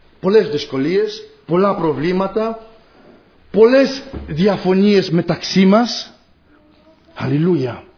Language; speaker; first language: Greek; non-native, fluent; Polish